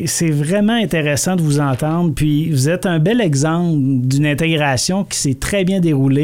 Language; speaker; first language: French; native; French